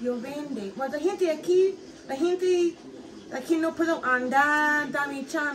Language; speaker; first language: Spanish; non-native, learner; English